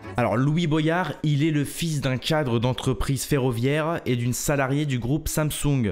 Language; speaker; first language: French; native; French